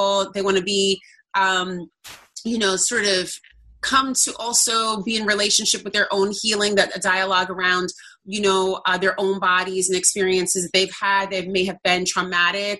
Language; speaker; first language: English; native; English